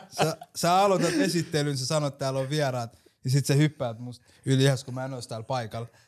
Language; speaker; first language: Finnish; early bilingual, other home language; Somali